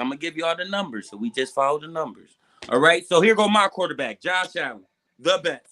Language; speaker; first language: English; native; English